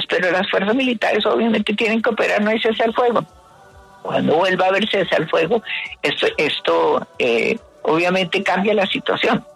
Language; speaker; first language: Spanish; native; Spanish